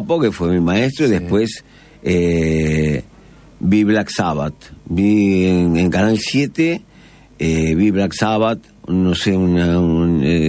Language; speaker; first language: Spanish; native; Spanish